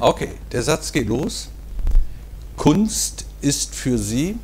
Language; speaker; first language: German; native; German